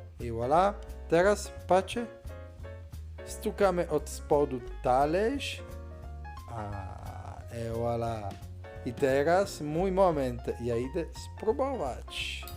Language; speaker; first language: Polish; non-native, learner; Italian